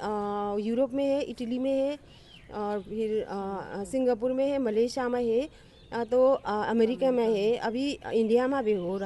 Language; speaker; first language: Hindi; non-native, learner; Nepali